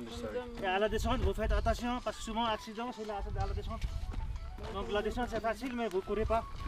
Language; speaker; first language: French; non-native, learner; Nepali